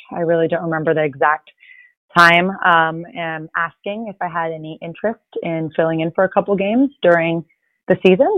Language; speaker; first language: English; early bilingual, other home language; Spanish